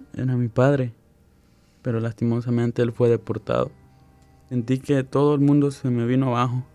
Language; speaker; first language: Spanish; native; Spanish